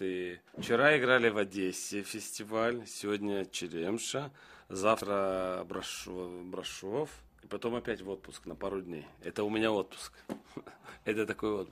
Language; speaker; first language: Russian; non-native, local second language; Romanian